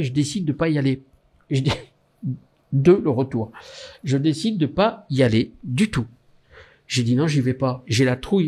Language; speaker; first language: French; native; French